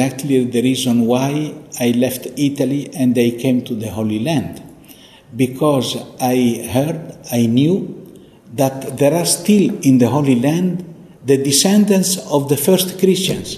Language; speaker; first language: English; non-native, fluent; Italian